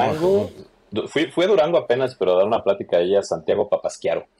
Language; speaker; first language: Spanish; native; Spanish